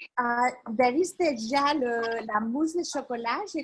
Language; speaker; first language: French; non-native, learner; English